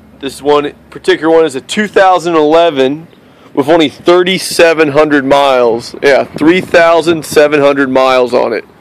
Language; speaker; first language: English; native; English